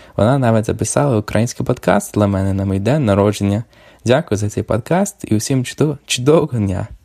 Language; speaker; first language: Ukrainian; non-native, learner; English